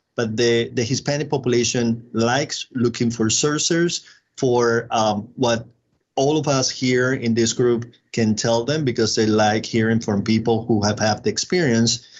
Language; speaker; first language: English; non-native, fluent; Spanish